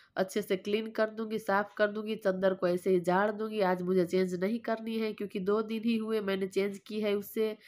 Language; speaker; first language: Hindi; non-native, local second language; Gujarati